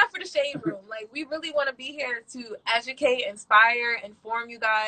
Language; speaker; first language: English; native; English